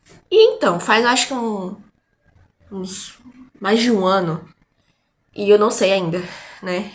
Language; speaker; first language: Portuguese; native; Portuguese